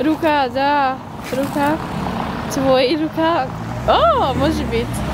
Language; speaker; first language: Russian; non-native, learner; English